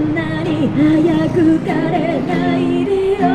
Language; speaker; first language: Japanese; native; Japanese